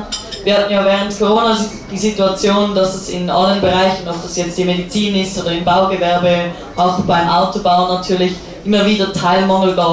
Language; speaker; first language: German; native; German